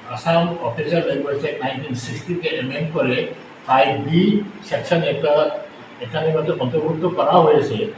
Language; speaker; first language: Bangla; non-native, local second language; Manipuri